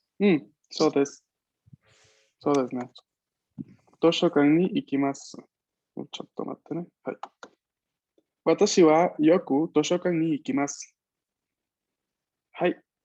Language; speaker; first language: Japanese; non-native, fluent; Spanish